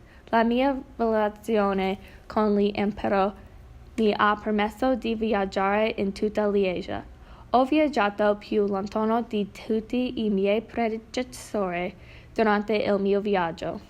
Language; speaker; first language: Italian; non-native, learner; English